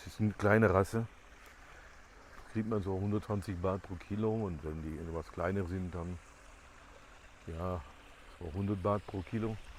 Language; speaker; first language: German; non-native, fluent; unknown